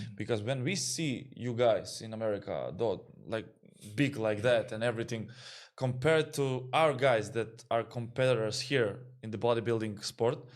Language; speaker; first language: English; non-native, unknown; Macedonian